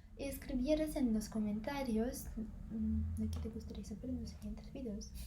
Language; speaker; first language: Spanish; non-native, fluent; Russian